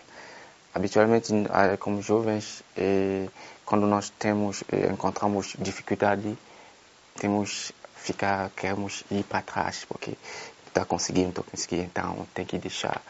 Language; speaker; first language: Portuguese; non-native, fluent; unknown